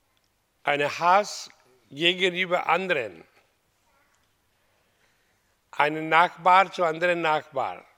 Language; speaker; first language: German; non-native, fluent; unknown